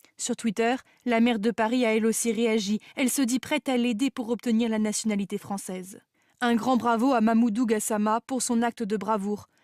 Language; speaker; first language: French; native; French